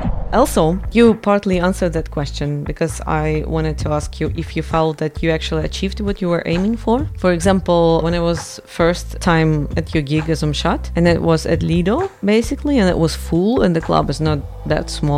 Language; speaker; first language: English; non-native, fluent; Russian